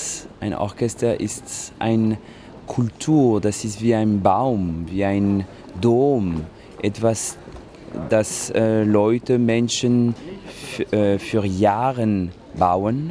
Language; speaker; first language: German; non-native, learner; French